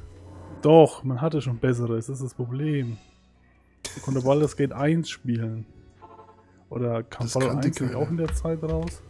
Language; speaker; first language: German; native; German